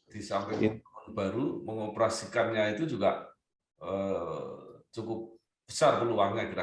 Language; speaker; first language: Indonesian; native; Indonesian